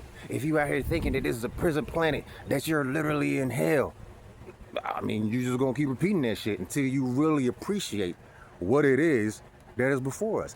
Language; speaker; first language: English; native; English